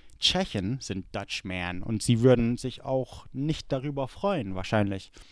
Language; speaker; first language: German; early bilingual, other home language; English